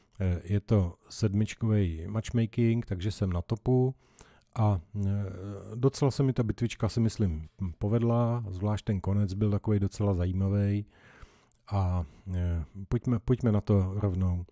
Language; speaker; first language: Czech; native; Czech